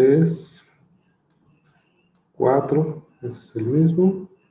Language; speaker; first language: Spanish; native; Spanish